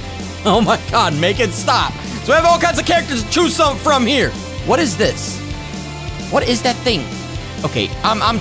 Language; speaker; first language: English; native; English